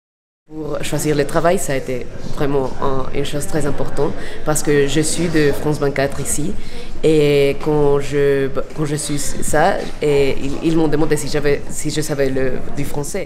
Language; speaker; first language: French; non-native, fluent; Spanish